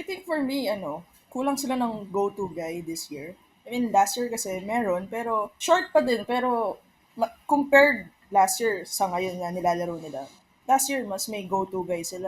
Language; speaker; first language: Filipino; native; Filipino